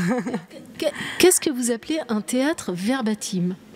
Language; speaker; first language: French; native; French